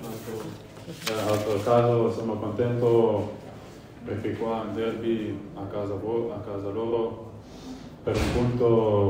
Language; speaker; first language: Italian; non-native, learner; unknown